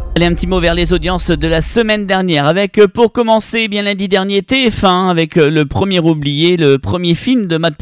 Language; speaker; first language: French; native; French